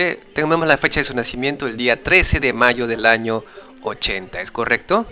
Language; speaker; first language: Spanish; native; Spanish